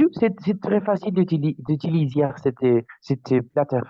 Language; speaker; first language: French; non-native, learner; Spanish